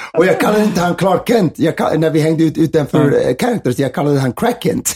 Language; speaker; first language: Swedish; early bilingual, other home language; Somali